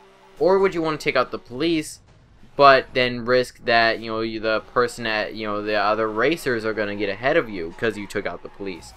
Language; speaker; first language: English; native; English